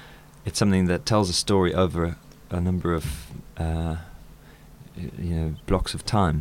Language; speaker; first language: English; native; English